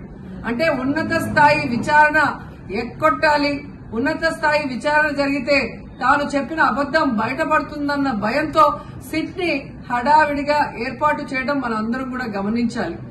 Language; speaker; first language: Telugu; native; Telugu